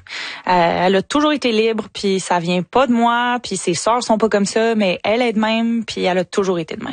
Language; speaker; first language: French; native; French